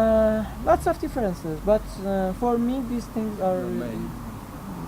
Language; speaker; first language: English; non-native, learner; Persian